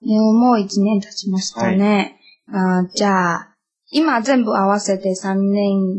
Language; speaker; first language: Japanese; non-native, learner; Chinese